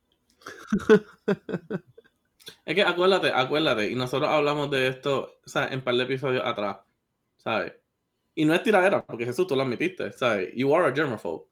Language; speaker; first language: Spanish; early bilingual, heritage; Spanish